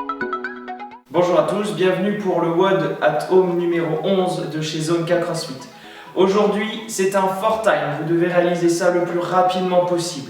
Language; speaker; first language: French; native; French